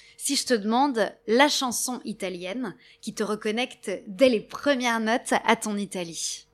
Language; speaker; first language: French; native; French